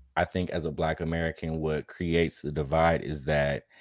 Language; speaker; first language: English; native; English